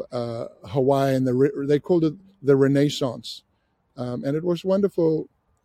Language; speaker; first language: English; native; English